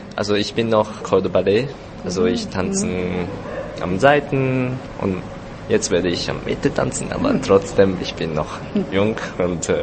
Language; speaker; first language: German; non-native, learner; Japanese